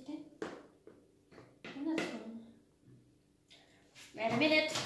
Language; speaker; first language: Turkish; non-native, learner; Filipino